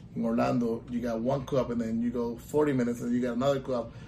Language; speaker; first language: English; non-native, local second language; Spanish